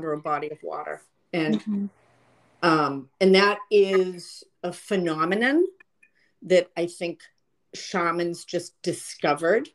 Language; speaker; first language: English; native; English